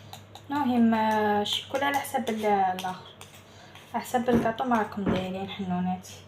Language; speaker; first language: Arabic; native; Arabic